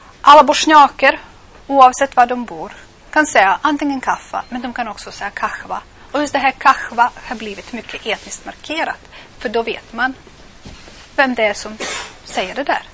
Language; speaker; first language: Swedish; non-native, fluent; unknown